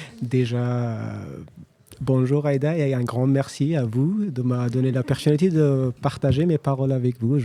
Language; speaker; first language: French; non-native, learner; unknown